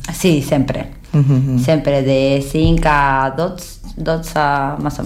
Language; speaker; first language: Catalan; non-native, learner; Spanish